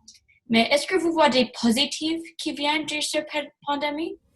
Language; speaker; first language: French; non-native, learner; English